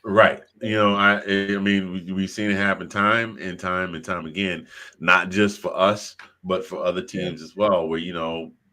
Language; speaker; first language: English; native; English